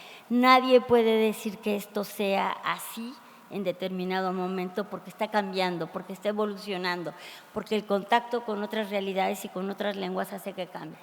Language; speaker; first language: Spanish; native; Spanish